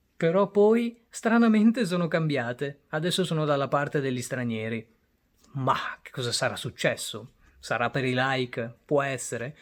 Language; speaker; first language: Italian; early bilingual, other home language; Bangla